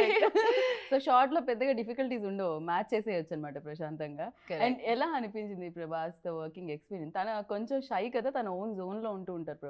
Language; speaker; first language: Telugu; native; Telugu